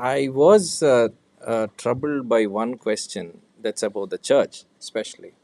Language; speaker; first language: English; non-native, local second language; Telugu